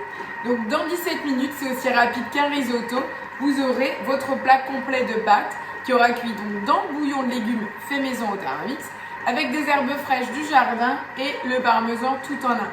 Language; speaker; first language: French; native; French